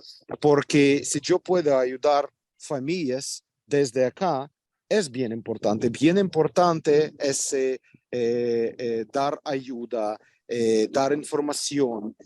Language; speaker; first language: Spanish; non-native, fluent; Ukrainian